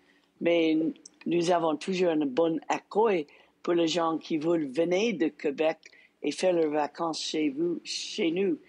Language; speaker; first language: French; non-native, local second language; English